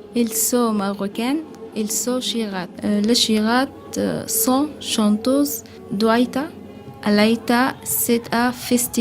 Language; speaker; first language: French; non-native, learner; Arabic